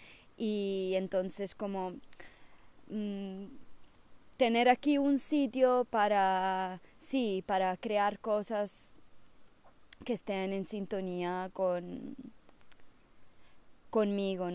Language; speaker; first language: Spanish; non-native, fluent; Italian